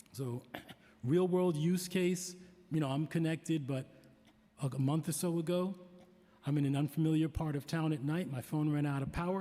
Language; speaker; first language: English; native; English